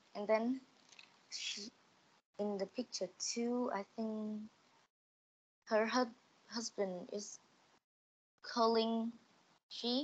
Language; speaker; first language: English; non-native, learner; Vietnamese